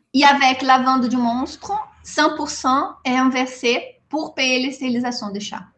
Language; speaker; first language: French; non-native, fluent; Portuguese